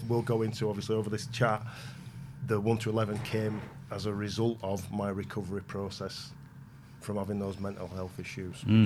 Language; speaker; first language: English; native; English